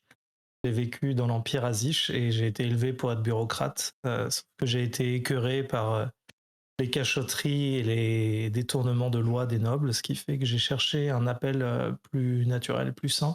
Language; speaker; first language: French; native; French